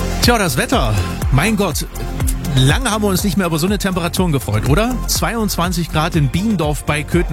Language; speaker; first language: German; native; German